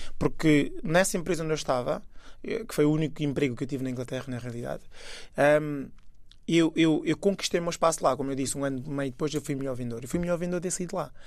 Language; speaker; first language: Portuguese; early bilingual, other home language; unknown